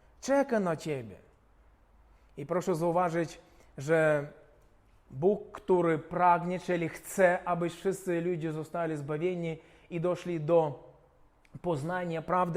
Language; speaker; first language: Polish; non-native, fluent; Ukrainian